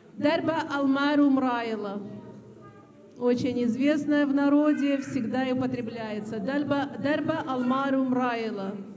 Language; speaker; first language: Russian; non-native, local second language; Assyrian Neo-Aramaic